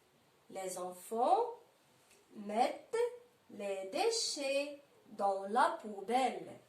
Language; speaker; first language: French; non-native, local second language; Arabic